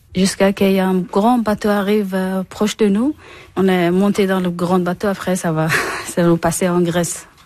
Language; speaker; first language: French; non-native, learner; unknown